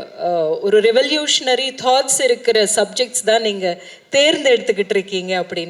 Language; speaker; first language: Tamil; native; Tamil